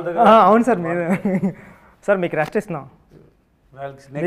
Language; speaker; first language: Telugu; native; Telugu